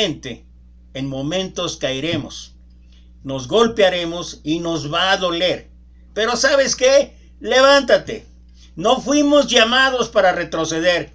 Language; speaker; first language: Spanish; native; Spanish